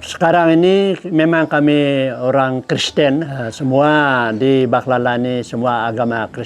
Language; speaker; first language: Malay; non-native, local second language; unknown